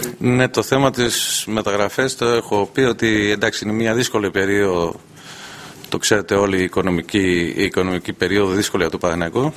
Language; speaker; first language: Greek; non-native, fluent; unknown